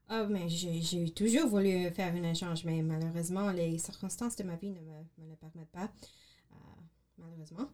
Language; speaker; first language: French; non-native, learner; English